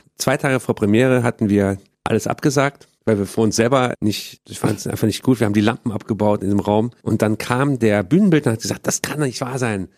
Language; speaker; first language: German; native; German